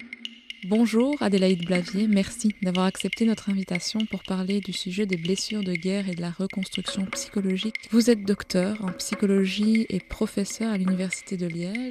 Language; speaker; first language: French; native; French